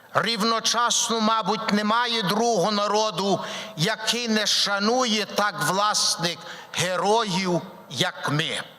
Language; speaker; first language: Ukrainian; early bilingual, heritage; Ukrainian